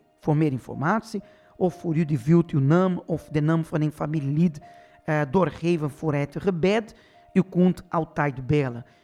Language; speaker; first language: Dutch; non-native, fluent; Portuguese